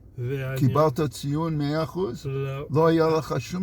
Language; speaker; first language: Hebrew; non-native, fluent; English